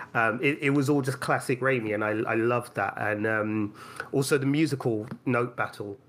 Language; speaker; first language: English; native; English